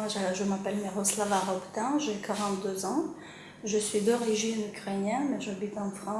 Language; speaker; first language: French; non-native, fluent; Ukrainian